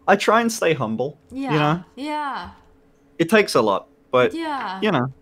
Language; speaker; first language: English; native; English